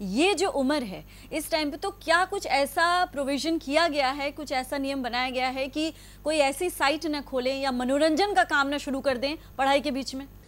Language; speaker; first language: Hindi; native; Hindi